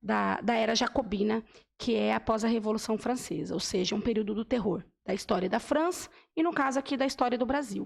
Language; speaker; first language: Portuguese; native; Portuguese